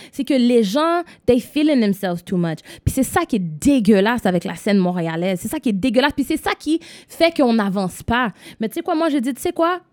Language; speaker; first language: French; non-native, local second language; English